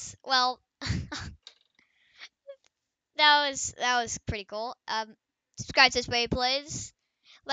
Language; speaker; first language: English; native; English